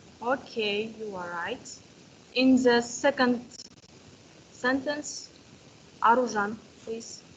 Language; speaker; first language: English; non-native, learner; Kazakh